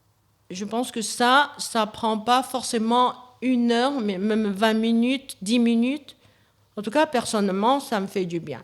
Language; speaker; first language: French; non-native, fluent; Chinese